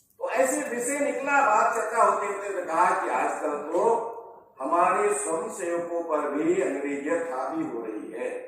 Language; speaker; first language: Hindi; native; Hindi